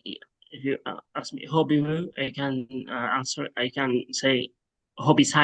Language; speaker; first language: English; non-native, fluent; Arabic